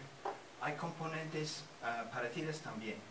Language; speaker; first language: Spanish; non-native, fluent; English